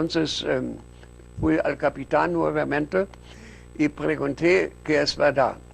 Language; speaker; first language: Spanish; non-native, fluent; German